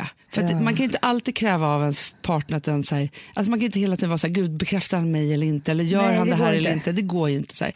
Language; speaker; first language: Swedish; native; Swedish